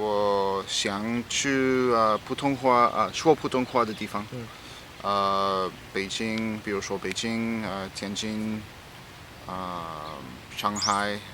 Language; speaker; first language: Chinese; non-native, learner; English